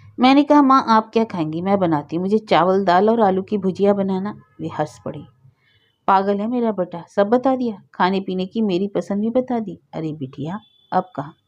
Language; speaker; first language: Hindi; native; Hindi